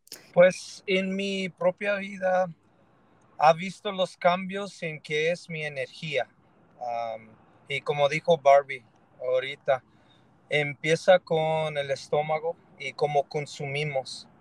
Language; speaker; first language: Spanish; early bilingual, heritage; Spanish